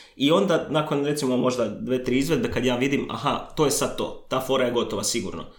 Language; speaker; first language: Croatian; native; Croatian